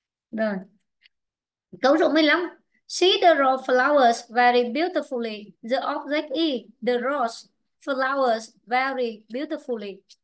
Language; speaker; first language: English; non-native, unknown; Vietnamese